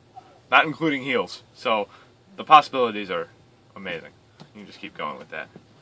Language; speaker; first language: English; native; English